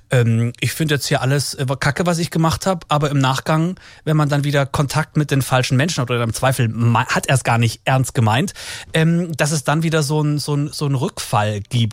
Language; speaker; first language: German; native; German